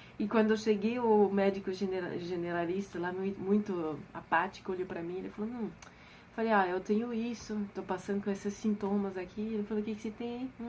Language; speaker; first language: Portuguese; non-native, fluent; French